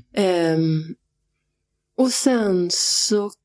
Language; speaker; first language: Swedish; native; Swedish